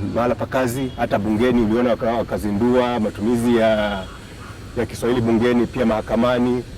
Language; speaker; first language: Swahili; non-native, local second language; Luyia